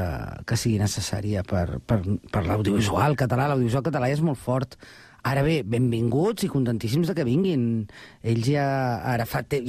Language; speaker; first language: Catalan; native; Catalan